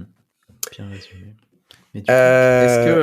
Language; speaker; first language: French; native; French